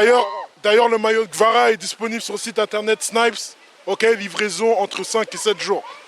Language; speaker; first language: French; native; French